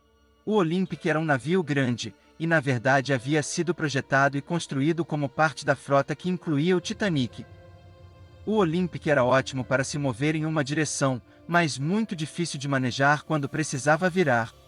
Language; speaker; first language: Portuguese; native; Portuguese